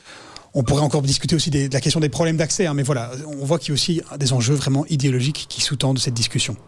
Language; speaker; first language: French; native; French